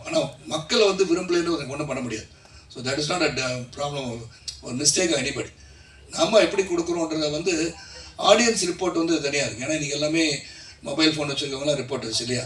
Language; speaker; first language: Tamil; native; Tamil